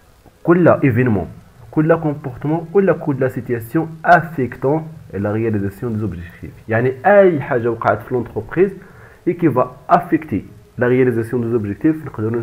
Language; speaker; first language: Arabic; native; Arabic